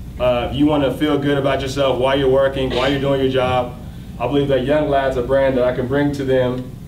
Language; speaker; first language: English; native; English